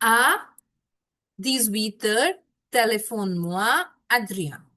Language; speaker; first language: French; non-native, fluent; Hindi